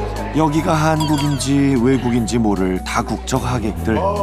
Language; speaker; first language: Korean; native; Korean